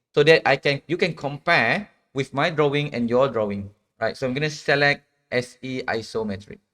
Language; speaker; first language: English; non-native, local second language; Malay